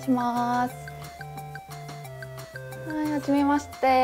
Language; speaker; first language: Japanese; non-native, learner; Korean